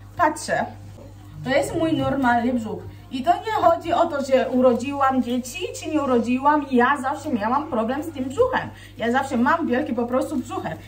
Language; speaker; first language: Polish; non-native, fluent; Swahili